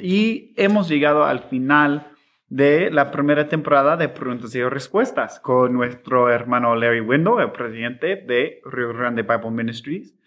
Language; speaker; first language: Spanish; non-native, fluent; English